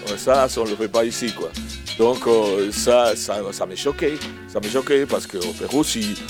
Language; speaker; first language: French; non-native, fluent; Spanish